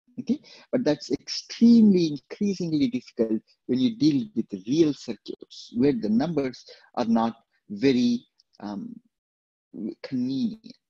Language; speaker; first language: English; non-native, local second language; Telugu